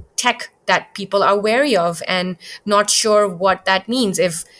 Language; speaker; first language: English; early bilingual, other home language; Thai